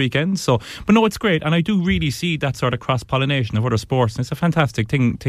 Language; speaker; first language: English; native; English